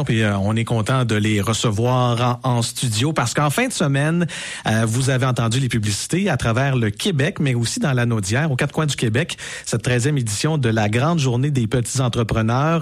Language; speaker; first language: French; native; French